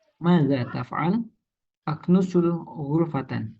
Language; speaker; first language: Arabic; non-native, learner; Indonesian